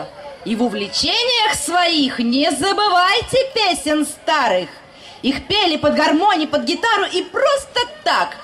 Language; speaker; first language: Russian; native; Russian